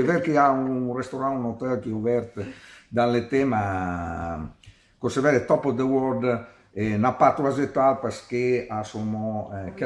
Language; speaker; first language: French; non-native, learner; Italian